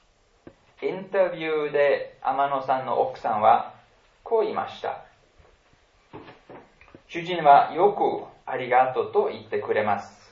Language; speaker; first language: Japanese; non-native, fluent; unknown